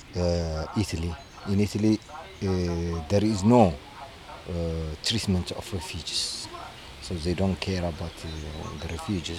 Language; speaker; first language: English; non-native, learner; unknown